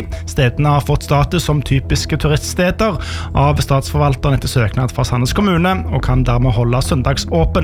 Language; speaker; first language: Norwegian; native; Norwegian